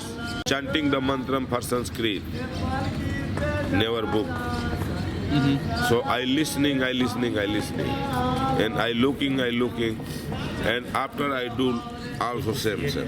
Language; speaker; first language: English; non-native, learner; Hindi